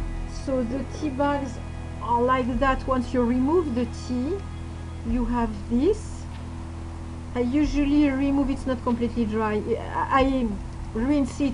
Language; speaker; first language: English; non-native, fluent; French